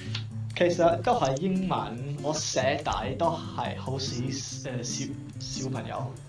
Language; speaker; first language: Cantonese; non-native, learner; English